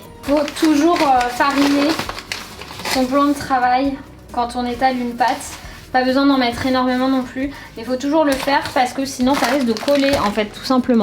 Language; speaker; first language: French; native; French